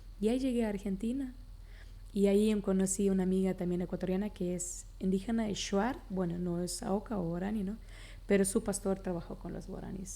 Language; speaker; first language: Spanish; non-native, local second language; Plautdietsch